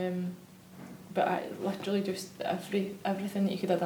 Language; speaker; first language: English; native; English